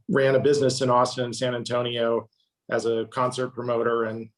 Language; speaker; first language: English; native; English